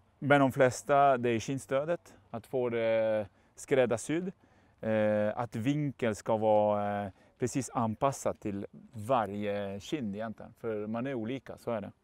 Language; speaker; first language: Swedish; non-native, fluent; French